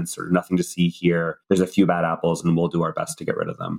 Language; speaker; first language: English; native; English